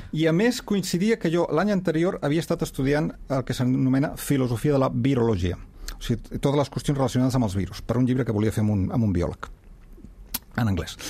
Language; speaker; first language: Catalan; native; Catalan